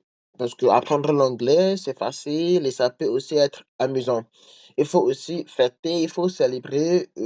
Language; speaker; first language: French; non-native, learner; English